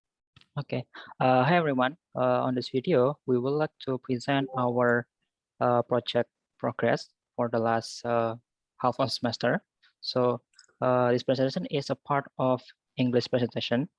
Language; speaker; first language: English; non-native, learner; Indonesian